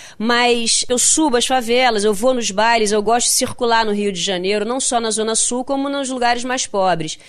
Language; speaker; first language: Portuguese; native; Portuguese